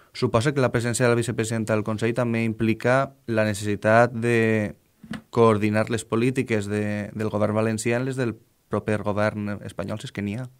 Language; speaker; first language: Catalan; native; Catalan